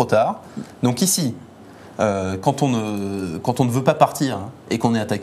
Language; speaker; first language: French; native; French